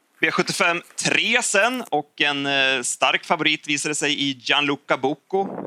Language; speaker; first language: Swedish; native; Swedish